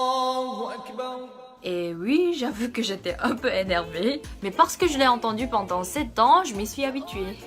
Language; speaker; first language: French; non-native, fluent; Korean